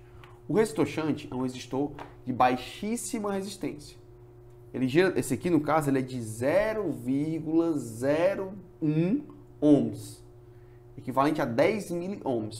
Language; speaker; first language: Portuguese; native; Portuguese